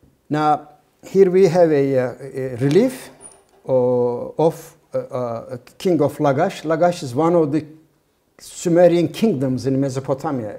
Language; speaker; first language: English; non-native, fluent; Turkish